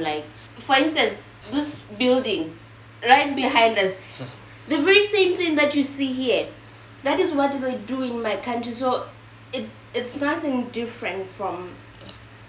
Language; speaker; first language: English; non-native, local second language; Southern Sotho